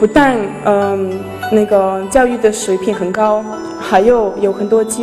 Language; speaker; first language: Chinese; non-native, learner; Bangla